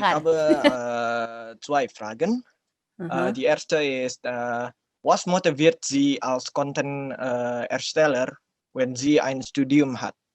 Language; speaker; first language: German; non-native, learner; Indonesian